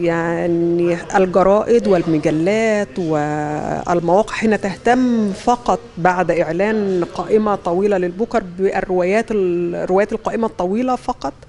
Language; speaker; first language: Arabic; native; Arabic